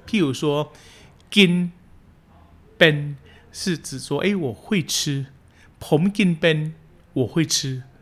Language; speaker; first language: Chinese; early bilingual, heritage; Chinese